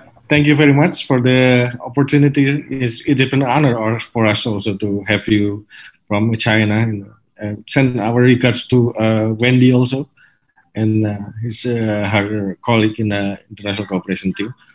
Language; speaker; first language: English; non-native, fluent; Indonesian